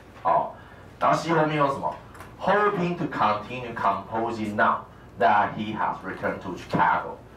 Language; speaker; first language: English; non-native, fluent; Chinese